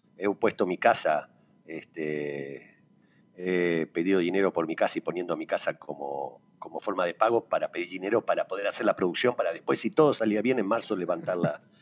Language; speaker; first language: Spanish; native; Spanish